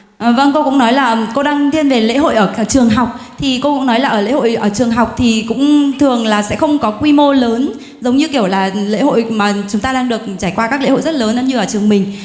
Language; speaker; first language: Vietnamese; native; Vietnamese